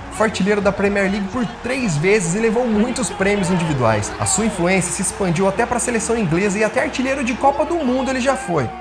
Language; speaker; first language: Portuguese; native; Portuguese